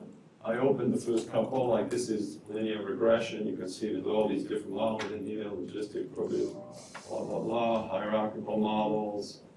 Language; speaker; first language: English; native; English